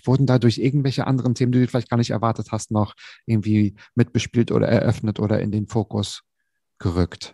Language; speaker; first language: German; native; German